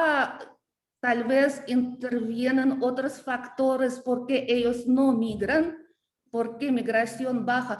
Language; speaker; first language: Spanish; non-native, learner; Russian